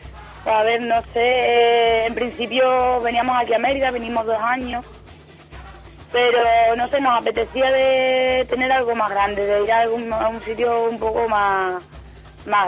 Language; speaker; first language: Spanish; native; Spanish